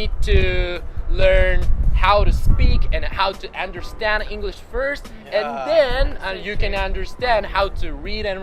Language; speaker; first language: English; non-native, fluent; Japanese